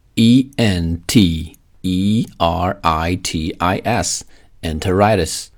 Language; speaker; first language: English; non-native, fluent; Chinese